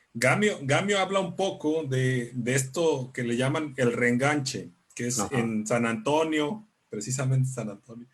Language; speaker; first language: Spanish; native; Spanish